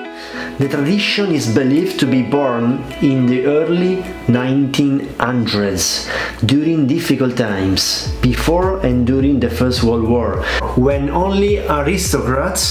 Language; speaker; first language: English; non-native, fluent; Italian